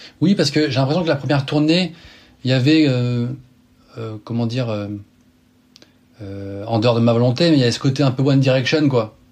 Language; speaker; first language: French; native; French